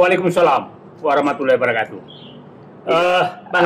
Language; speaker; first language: Indonesian; native; Indonesian